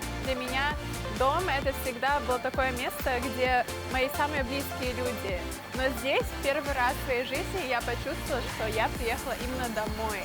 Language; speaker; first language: Russian; non-native, fluent; English